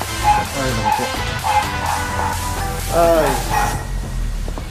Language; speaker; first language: Filipino; native; Filipino